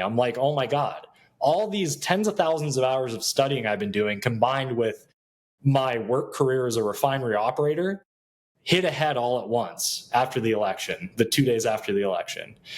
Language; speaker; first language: English; native; English